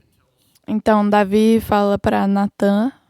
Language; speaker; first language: Portuguese; non-native, fluent; English